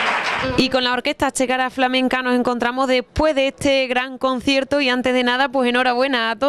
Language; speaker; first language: Spanish; native; Spanish